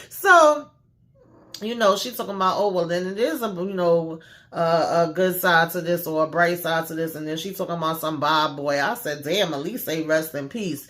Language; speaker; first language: English; native; English